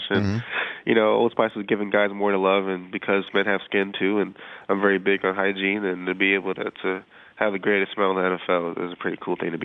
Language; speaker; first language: English; native; English